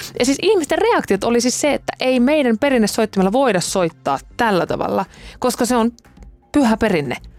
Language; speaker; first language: Finnish; native; Finnish